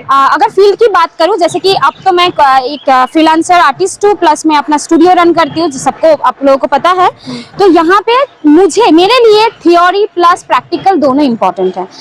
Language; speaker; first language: Hindi; non-native, local second language; Bangla